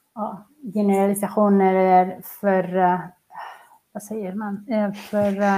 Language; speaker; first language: Swedish; non-native, fluent; Spanish